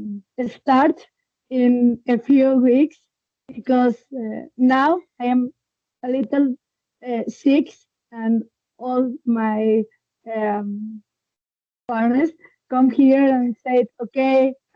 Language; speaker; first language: English; non-native, learner; Spanish